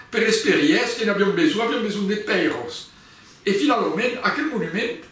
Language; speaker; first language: Occitan; native; Occitan